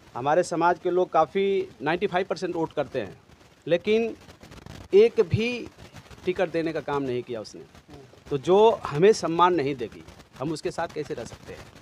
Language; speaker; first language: Hindi; native; Hindi